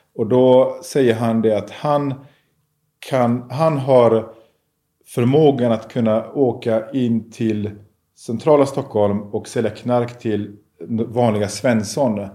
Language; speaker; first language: Swedish; early bilingual, other home language; Persian